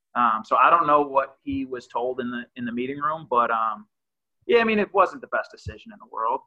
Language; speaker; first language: English; native; English